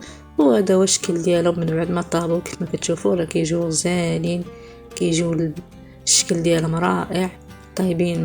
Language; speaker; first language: Arabic; native; Arabic